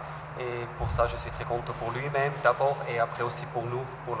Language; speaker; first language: French; non-native, fluent; German